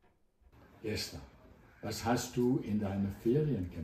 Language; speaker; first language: German; non-native, fluent; Danish